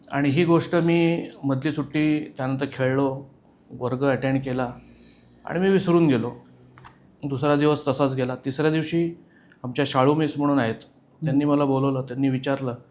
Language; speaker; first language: Marathi; native; Marathi